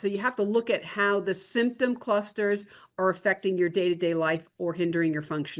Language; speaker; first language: English; native; English